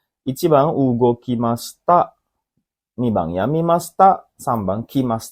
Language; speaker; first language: Japanese; non-native, fluent; Indonesian